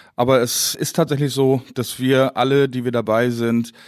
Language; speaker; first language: German; non-native, local second language; Low German